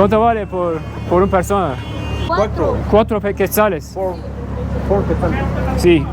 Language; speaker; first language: Spanish; non-native, learner; Turkish